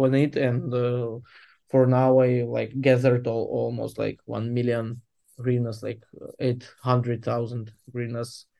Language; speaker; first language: English; non-native, fluent; Ukrainian